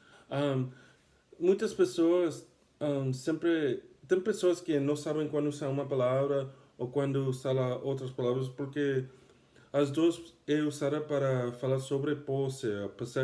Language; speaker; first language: Portuguese; non-native, fluent; English